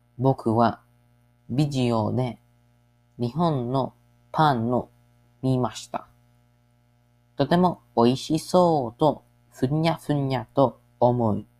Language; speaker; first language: Japanese; non-native, learner; English